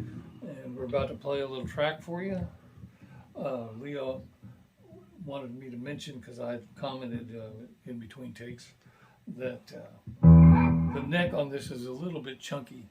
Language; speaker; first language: English; native; English